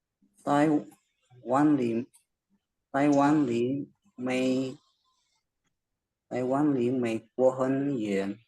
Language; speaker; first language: Chinese; non-native, learner; Indonesian